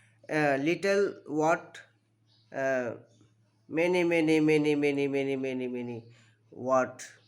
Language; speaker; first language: English; non-native, learner; Bangla